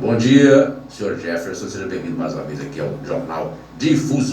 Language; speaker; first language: Portuguese; native; Portuguese